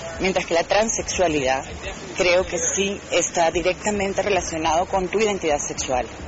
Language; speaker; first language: Spanish; native; Spanish